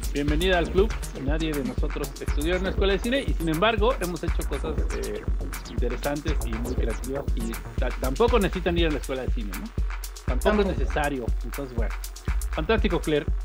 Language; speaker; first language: Spanish; native; Spanish